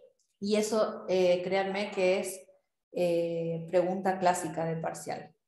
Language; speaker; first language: Spanish; native; Spanish